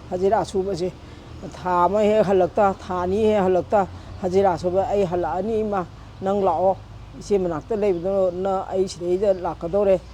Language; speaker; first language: Manipuri; native; Manipuri